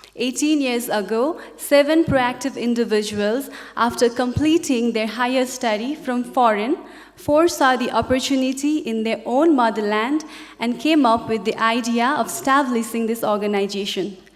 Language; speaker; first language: English; non-native, local second language; Nepali